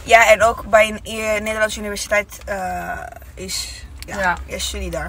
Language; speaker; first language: Dutch; non-native, learner; Italian